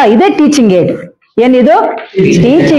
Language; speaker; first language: Kannada; non-native, local second language; Tamil